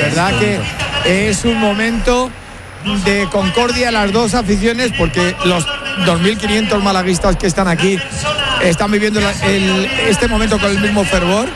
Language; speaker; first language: Spanish; native; Spanish